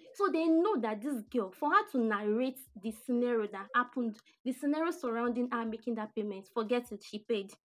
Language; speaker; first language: English; non-native, local second language; Yoruba